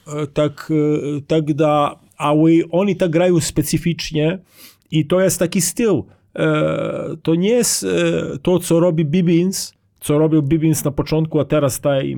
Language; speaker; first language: Polish; non-native, learner; Croatian